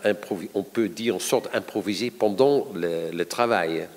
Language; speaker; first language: French; non-native, fluent; Dutch